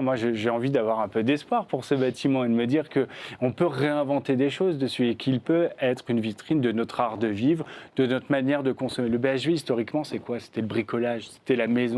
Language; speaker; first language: French; native; French